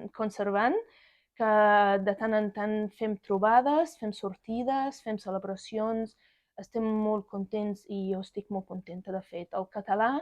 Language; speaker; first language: Catalan; non-native, fluent; Arabic